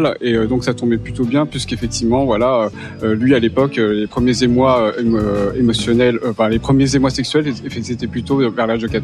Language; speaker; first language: French; native; French